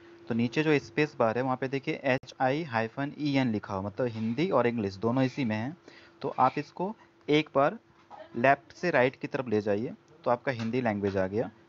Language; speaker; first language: Hindi; native; Hindi